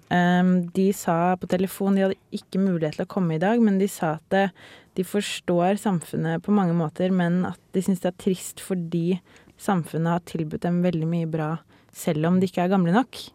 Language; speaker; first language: Norwegian; native; Norwegian